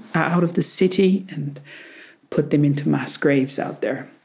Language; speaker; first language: English; non-native, fluent; Persian